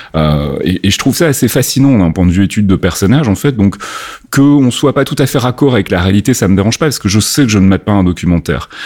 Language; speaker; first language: French; native; French